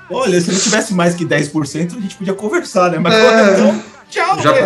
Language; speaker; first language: Portuguese; native; Portuguese